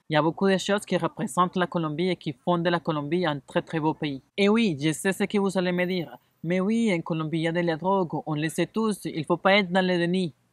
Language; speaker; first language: French; non-native, fluent; Spanish